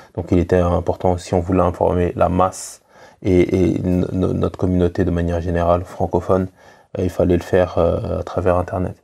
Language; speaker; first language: French; native; French